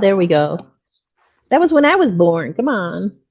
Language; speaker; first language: English; native; English